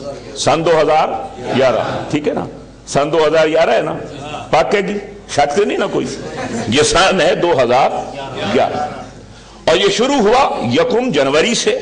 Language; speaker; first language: Urdu; native; Urdu